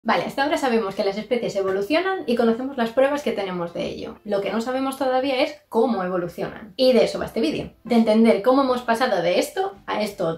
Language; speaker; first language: Spanish; native; Spanish